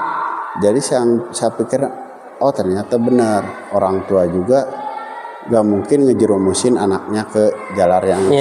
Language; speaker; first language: Indonesian; native; Indonesian